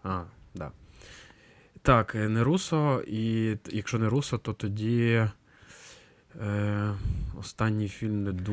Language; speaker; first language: Ukrainian; native; Ukrainian